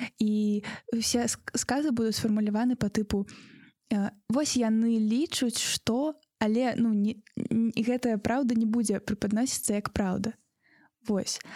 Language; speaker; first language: Belarusian; non-native, local second language; Russian